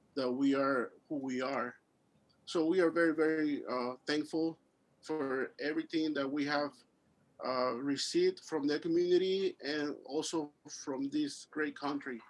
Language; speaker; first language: English; early bilingual, other home language; Spanish